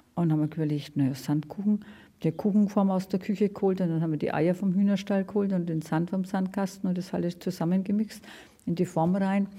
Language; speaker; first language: German; native; German